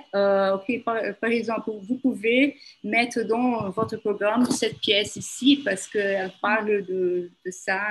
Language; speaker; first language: French; non-native, fluent; Portuguese